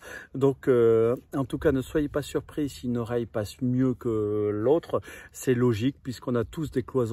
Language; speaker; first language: French; native; French